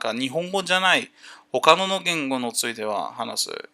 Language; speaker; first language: Japanese; non-native, learner; English